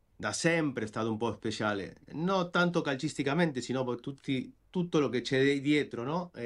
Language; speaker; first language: Italian; non-native, fluent; Spanish